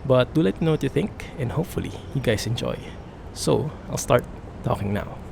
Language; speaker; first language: English; non-native, local second language; Filipino